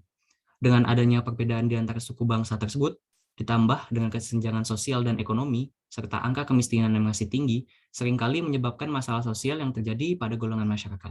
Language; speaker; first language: Indonesian; native; Indonesian